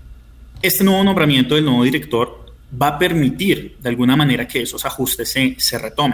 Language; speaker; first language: Spanish; native; Spanish